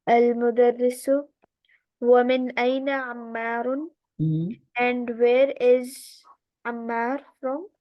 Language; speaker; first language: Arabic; non-native, learner; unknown